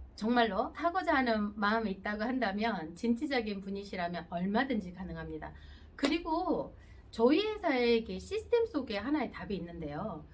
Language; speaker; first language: Korean; native; Korean